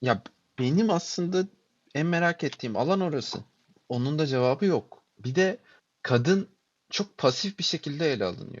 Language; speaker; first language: Turkish; native; Turkish